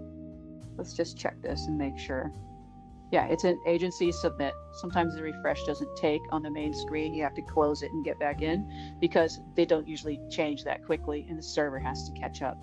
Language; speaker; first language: English; native; English